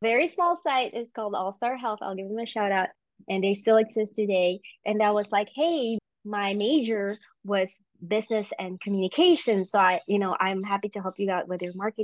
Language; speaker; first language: English; non-native, local second language; Filipino